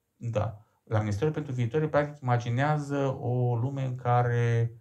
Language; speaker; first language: Romanian; native; Romanian